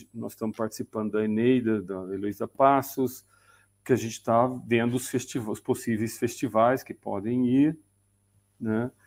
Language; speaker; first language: Portuguese; native; Portuguese